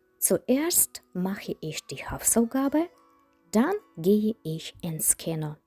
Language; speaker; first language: German; non-native, fluent; Ukrainian